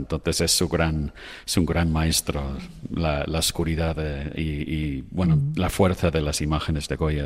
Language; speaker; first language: Spanish; non-native, fluent; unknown